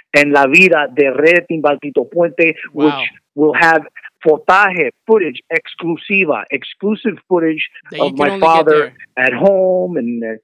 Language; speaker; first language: English; native; English